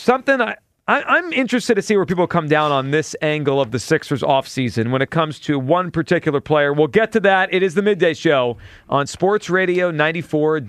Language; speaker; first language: English; native; English